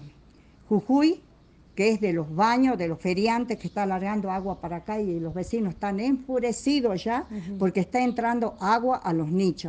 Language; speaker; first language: Spanish; native; Spanish